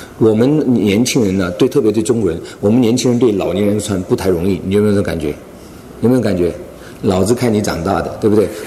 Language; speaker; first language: Chinese; non-native, local second language; Cantonese